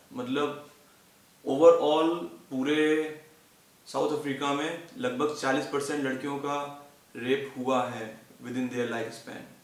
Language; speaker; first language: Hindi; native; Hindi